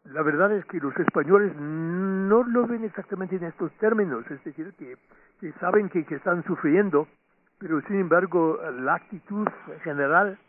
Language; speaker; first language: Spanish; non-native, fluent; English